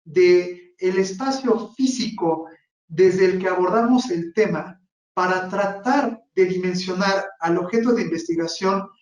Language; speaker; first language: Spanish; native; Spanish